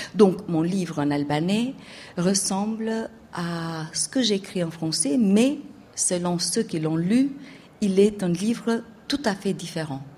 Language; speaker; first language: French; non-native, fluent; Albanian